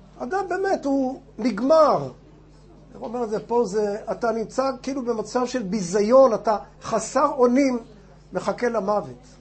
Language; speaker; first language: Hebrew; non-native, fluent; English